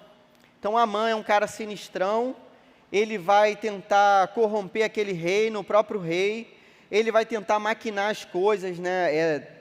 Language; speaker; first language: Portuguese; native; Portuguese